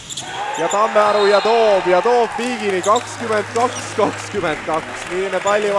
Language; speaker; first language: Estonian; native; Estonian